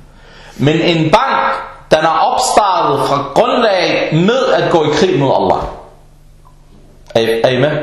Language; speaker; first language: Danish; early bilingual, other home language; Arabic